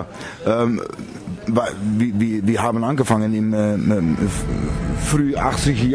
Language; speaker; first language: German; non-native, fluent; Dutch